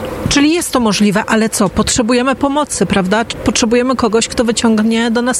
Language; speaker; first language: Polish; native; Polish